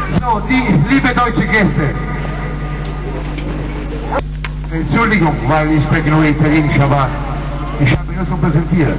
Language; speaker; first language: German; non-native, learner; Italian